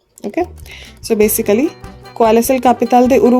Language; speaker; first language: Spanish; non-native, fluent; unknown